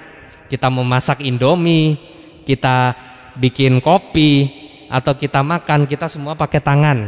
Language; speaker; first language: Indonesian; native; Indonesian